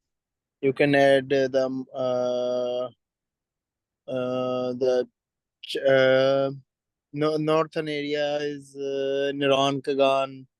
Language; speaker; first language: English; non-native, learner; Urdu